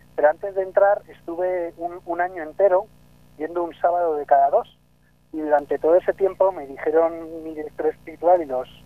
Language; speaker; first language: Spanish; native; Spanish